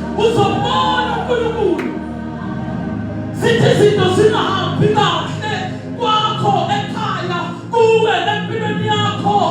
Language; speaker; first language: Zulu; native; Zulu